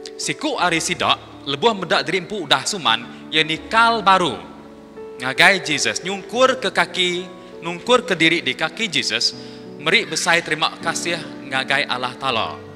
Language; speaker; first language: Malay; non-native, local second language; Iban